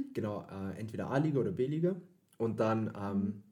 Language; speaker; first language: German; early bilingual, other home language; Filipino